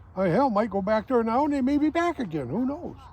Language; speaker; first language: English; native; English